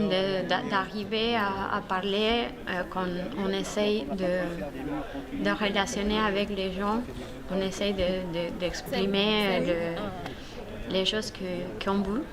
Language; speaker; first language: French; non-native, learner; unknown